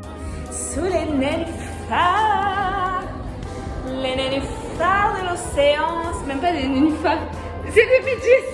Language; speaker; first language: French; native; French